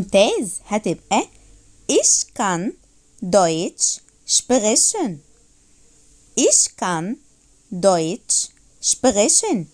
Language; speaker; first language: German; non-native, fluent; Arabic